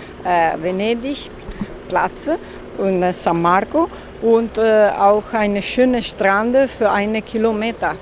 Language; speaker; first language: German; non-native, learner; Italian